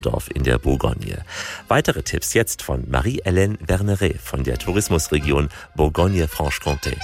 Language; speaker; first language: German; native; German